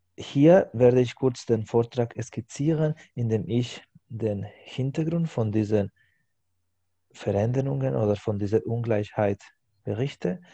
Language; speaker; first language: German; non-native, fluent; Spanish